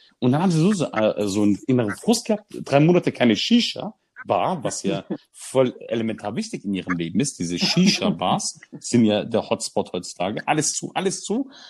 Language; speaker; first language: German; early bilingual, other home language; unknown